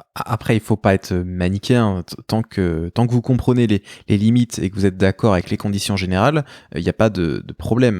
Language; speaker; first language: French; native; French